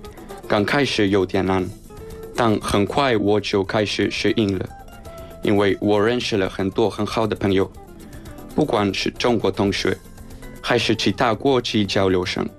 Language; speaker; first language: Chinese; non-native, fluent; Spanish